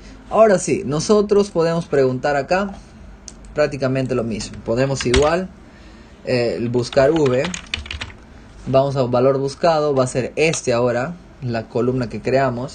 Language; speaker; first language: Spanish; native; Spanish